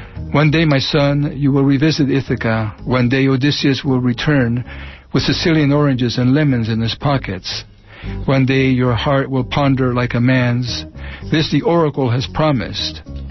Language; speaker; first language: English; early bilingual, other home language; Spanish